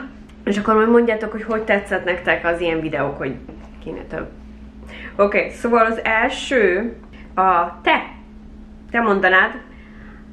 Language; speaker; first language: Hungarian; early bilingual, heritage; Hungarian